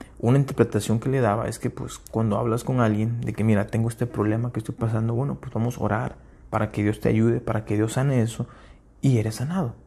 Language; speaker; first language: Spanish; early bilingual, heritage; Spanish